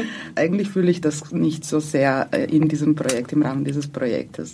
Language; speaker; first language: German; non-native, fluent; Croatian